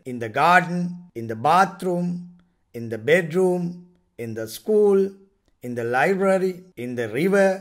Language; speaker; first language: English; non-native, local second language; Sinhala